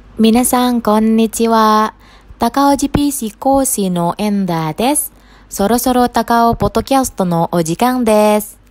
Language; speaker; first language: Japanese; non-native, fluent; Indonesian